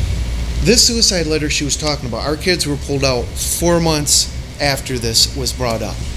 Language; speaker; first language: English; native; English